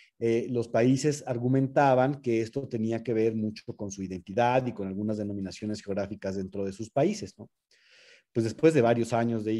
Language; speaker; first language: Spanish; native; Spanish